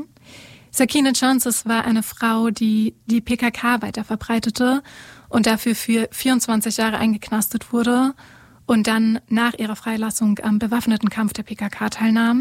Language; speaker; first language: German; native; German